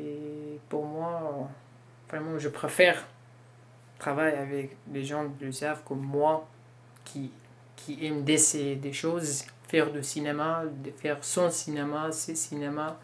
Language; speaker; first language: French; non-native, learner; Kurdish